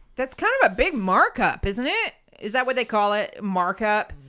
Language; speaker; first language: English; native; English